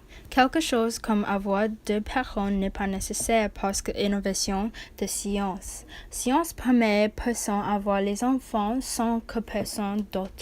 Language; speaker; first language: French; non-native, learner; English